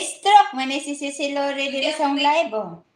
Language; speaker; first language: Filipino; non-native, local second language; Cebuano